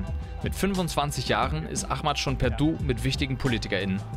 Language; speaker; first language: German; native; German